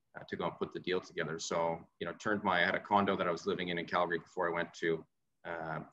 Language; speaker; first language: English; native; English